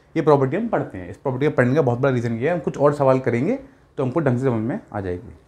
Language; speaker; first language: Hindi; native; Hindi